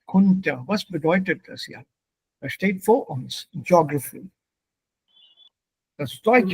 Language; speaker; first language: German; non-native, fluent; Hindi